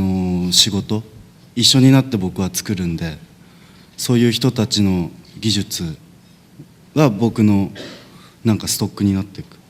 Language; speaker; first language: Japanese; native; Japanese